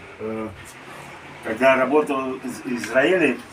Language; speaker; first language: Russian; early bilingual, heritage; Russian